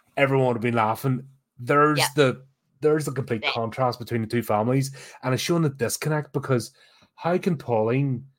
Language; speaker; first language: English; native; English